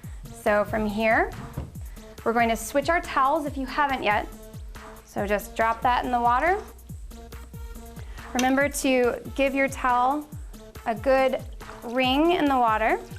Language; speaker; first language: English; native; English